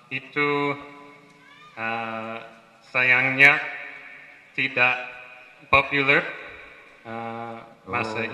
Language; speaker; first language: Indonesian; non-native, fluent; English